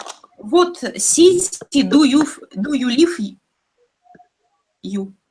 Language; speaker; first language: English; non-native, learner; Russian